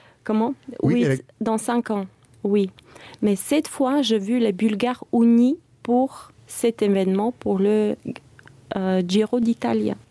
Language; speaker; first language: French; non-native, fluent; Bulgarian